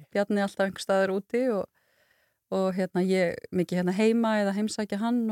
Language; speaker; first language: Icelandic; native; Icelandic